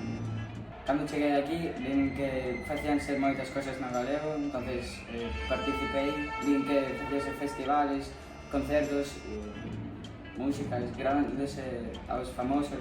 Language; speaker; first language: Galician; non-native, learner; Russian